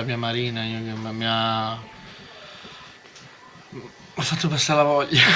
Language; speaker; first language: Italian; native; Italian